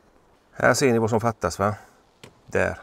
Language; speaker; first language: Swedish; native; Swedish